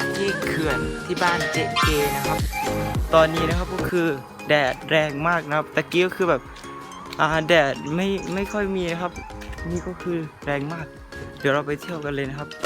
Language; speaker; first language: Thai; non-native, local second language; Malay